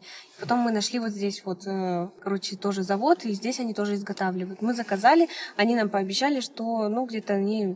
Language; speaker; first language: Russian; native; Russian